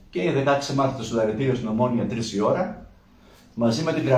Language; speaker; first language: Greek; native; Greek